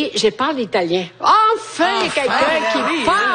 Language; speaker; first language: French; non-native, fluent; Italian